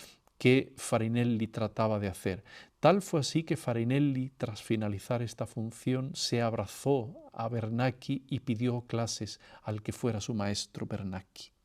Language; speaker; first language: Spanish; native; Spanish